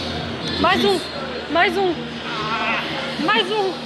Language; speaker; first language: Portuguese; non-native, fluent; French